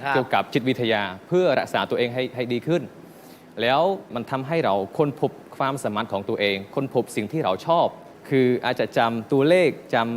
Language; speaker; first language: Thai; non-native, fluent; Khmer